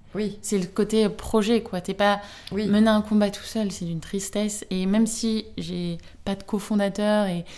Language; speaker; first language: French; native; French